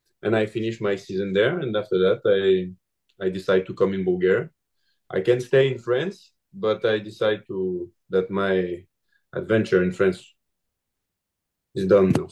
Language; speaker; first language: English; non-native, learner; French